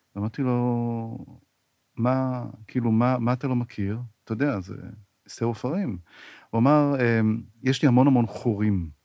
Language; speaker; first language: Hebrew; native; Hebrew